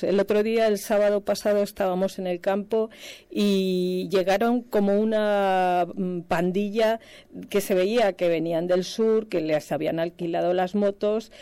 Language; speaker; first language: Spanish; native; Spanish